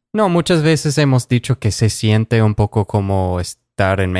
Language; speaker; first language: Spanish; non-native, fluent; English